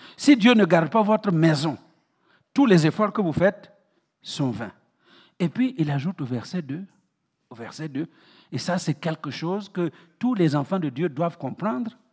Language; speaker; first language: French; non-native, local second language; Mossi